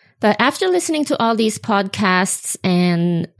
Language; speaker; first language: English; non-native, fluent; Swedish